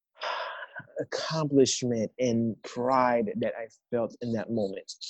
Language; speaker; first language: English; non-native, fluent; Haitian Creole